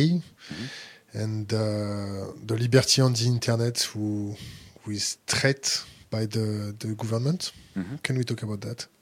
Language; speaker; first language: English; non-native, learner; French